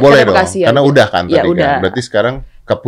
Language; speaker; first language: Indonesian; native; Indonesian